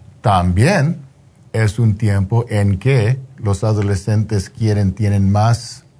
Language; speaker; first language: Spanish; non-native, fluent; English